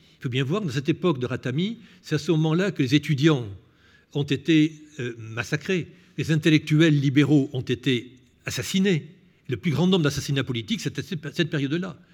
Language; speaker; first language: French; native; French